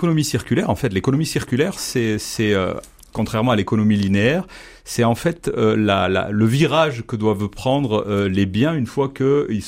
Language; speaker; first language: French; native; French